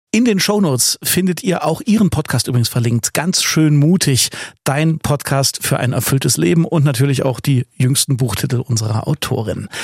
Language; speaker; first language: German; native; German